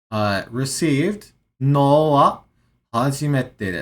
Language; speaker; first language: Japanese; non-native, learner; English